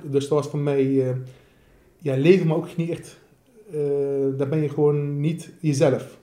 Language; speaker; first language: Dutch; non-native, fluent; Assyrian Neo-Aramaic